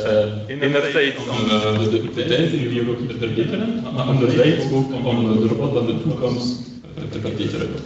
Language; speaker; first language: Dutch; non-native, local second language; French